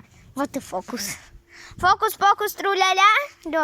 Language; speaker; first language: Russian; native; Russian